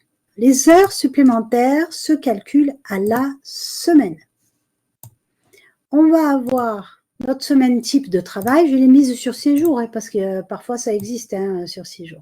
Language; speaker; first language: French; native; French